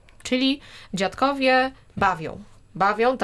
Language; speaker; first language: Polish; native; Polish